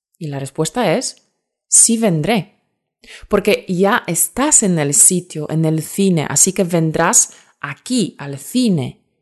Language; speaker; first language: Spanish; non-native, fluent; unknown